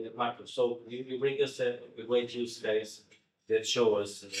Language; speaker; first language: English; non-native, fluent; Portuguese